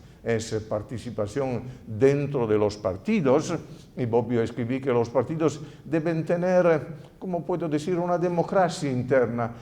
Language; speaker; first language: Spanish; non-native, fluent; Italian